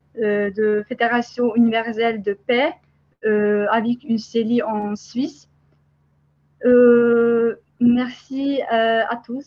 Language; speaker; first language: French; non-native, fluent; Albanian